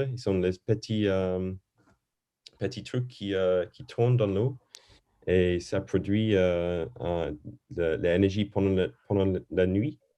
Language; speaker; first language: French; non-native, learner; English